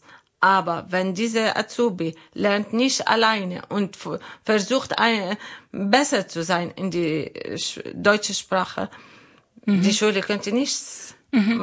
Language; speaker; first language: German; non-native, learner; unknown